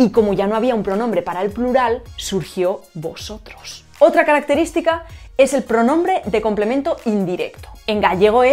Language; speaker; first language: Spanish; native; Spanish